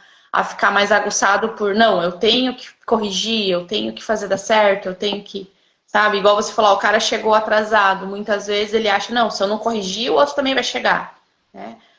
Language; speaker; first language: Portuguese; native; Portuguese